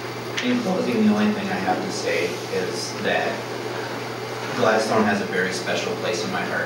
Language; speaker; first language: English; native; English